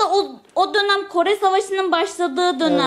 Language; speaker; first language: Turkish; native; Turkish